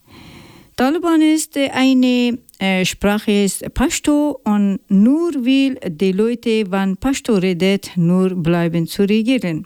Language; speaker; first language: German; non-native, learner; Persian